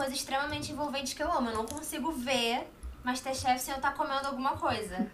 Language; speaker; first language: Portuguese; native; Portuguese